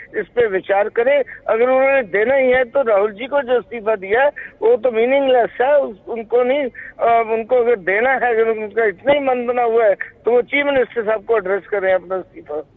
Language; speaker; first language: Hindi; non-native, local second language; Punjabi